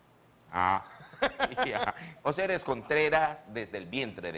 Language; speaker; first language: Spanish; native; Spanish